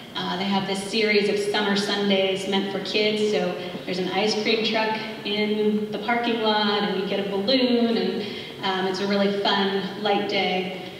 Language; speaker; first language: English; native; English